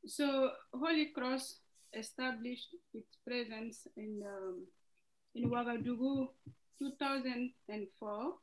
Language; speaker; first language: English; non-native, fluent; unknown